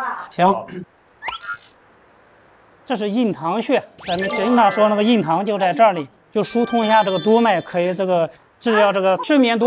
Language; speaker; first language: Chinese; native; Chinese